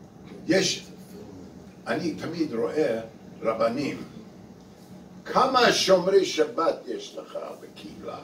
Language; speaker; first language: Hebrew; non-native, fluent; English